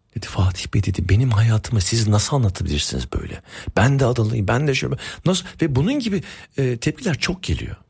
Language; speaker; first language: Turkish; early bilingual, heritage; Turkish